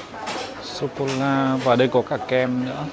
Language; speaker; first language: Vietnamese; native; Vietnamese